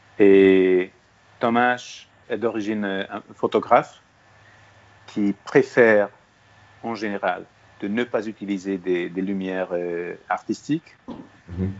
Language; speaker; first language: French; non-native, fluent; Hungarian